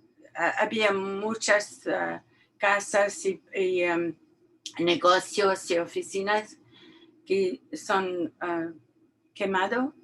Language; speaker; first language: Spanish; non-native, learner; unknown